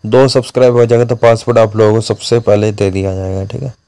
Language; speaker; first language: Hindi; non-native, local second language; Bangla